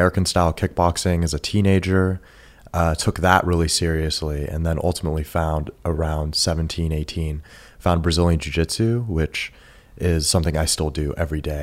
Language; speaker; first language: English; early bilingual, other home language; Persian